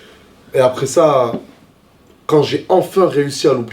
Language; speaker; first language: French; native; French